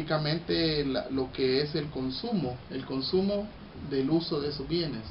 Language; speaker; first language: Spanish; native; Spanish